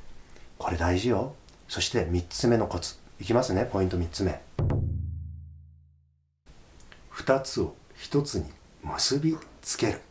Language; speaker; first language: Japanese; native; Japanese